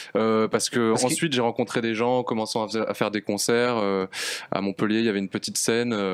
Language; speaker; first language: French; native; French